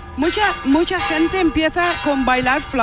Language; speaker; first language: Spanish; non-native, fluent; Dutch